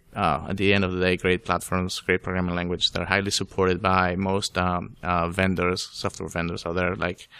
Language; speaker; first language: English; non-native, fluent; Spanish